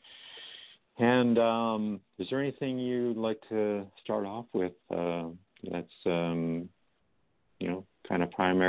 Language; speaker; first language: English; native; English